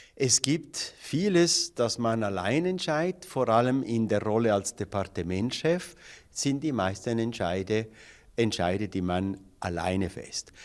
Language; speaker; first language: German; non-native, local second language; Italian